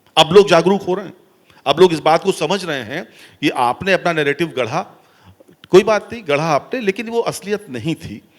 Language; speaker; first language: Hindi; native; Hindi